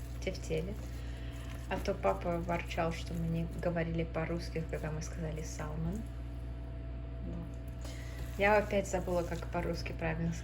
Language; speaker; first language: Russian; early bilingual, other home language; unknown